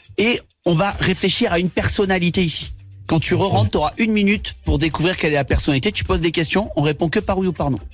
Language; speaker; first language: French; native; French